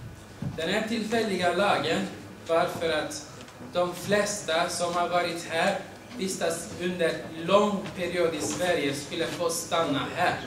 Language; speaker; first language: Swedish; non-native, fluent; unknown